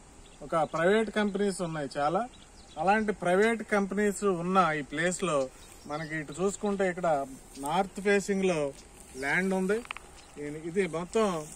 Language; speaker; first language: Telugu; native; Telugu